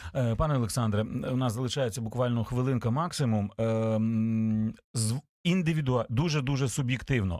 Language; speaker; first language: Ukrainian; native; Ukrainian